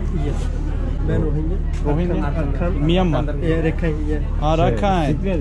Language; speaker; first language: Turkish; non-native, learner; Rohingya